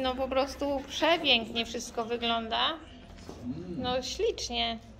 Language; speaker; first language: Polish; native; Polish